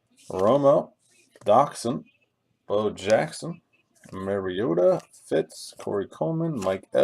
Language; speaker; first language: English; native; English